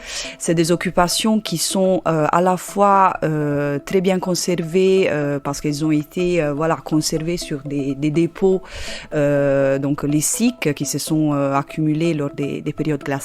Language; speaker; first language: French; native; French